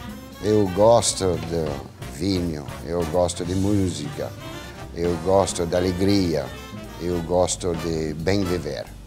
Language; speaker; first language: Portuguese; non-native, fluent; French